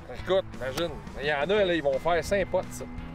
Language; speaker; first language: French; native; French